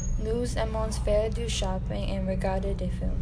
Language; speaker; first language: French; non-native, learner; English